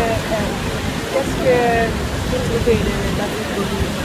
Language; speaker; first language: French; non-native, learner; Dutch